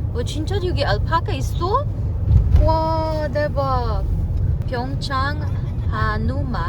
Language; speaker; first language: Korean; non-native, learner; Filipino